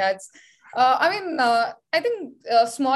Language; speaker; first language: English; non-native, local second language; Tamil